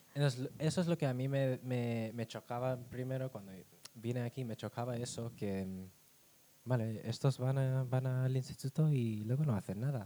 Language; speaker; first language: Spanish; non-native, fluent; English